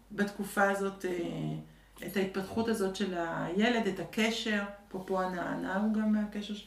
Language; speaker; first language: Hebrew; early bilingual, other home language; French